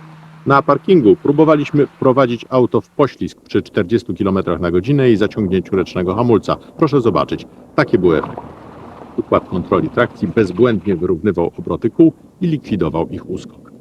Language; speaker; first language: Polish; native; Polish